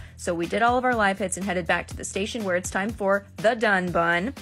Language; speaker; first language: English; native; English